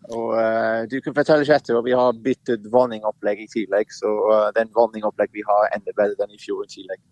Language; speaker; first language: Norwegian; non-native, fluent; English